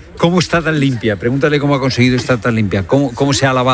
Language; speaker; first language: Spanish; native; Spanish